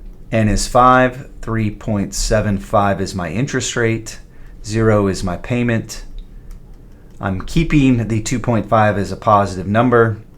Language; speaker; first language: English; native; English